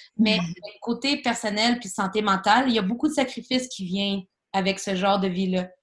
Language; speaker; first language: French; native; French